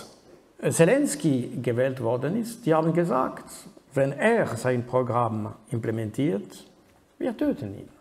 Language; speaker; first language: German; non-native, fluent; French